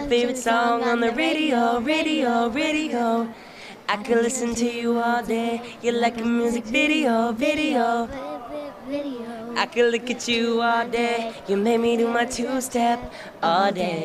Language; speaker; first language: English; native; English